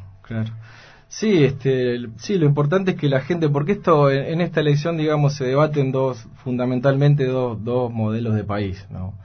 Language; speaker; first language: Spanish; native; Spanish